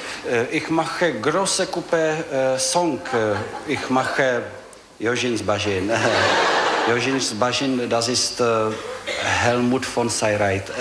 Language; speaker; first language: German; non-native, learner; Czech